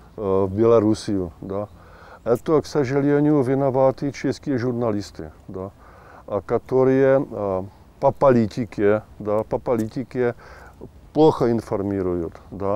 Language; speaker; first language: Russian; non-native, fluent; Czech